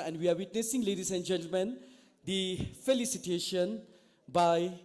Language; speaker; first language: English; non-native, local second language; Nepali